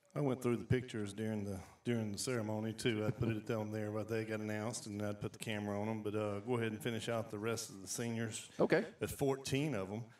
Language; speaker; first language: English; native; English